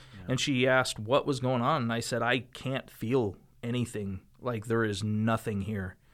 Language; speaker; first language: English; native; English